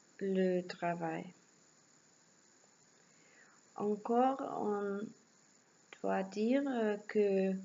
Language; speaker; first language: French; non-native, learner; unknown